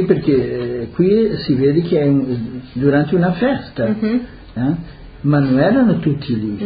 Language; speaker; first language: Italian; early bilingual, heritage; Portuguese